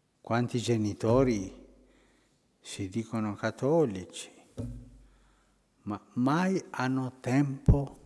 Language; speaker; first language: Italian; early bilingual, heritage; Spanish